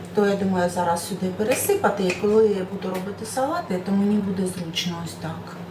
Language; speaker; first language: Ukrainian; native; Ukrainian